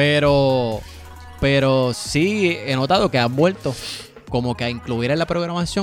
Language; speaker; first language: Spanish; native; Spanish